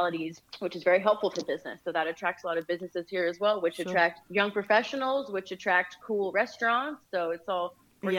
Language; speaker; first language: English; native; English